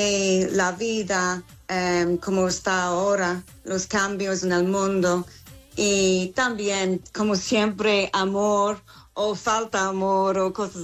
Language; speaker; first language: Spanish; non-native, fluent; English